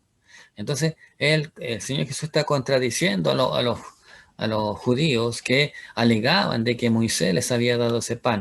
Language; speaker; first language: Spanish; native; Spanish